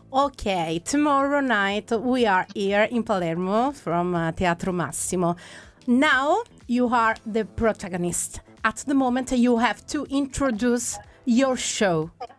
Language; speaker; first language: English; non-native, learner; Italian